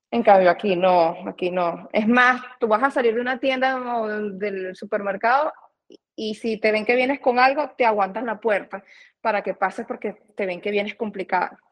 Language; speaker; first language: Spanish; native; Spanish